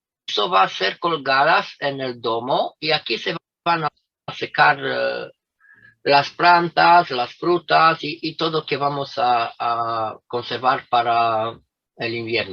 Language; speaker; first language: Spanish; non-native, fluent; Romanian